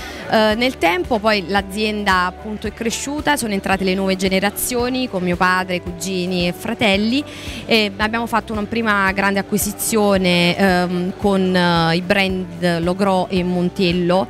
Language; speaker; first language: Italian; native; Italian